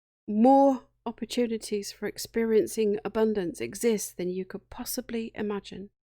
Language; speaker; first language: English; native; English